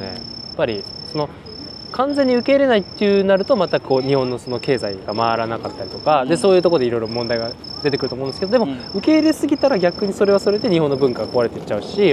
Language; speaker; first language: Japanese; native; Japanese